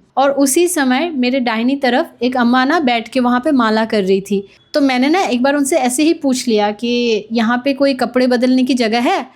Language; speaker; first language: Hindi; non-native, local second language; Bangla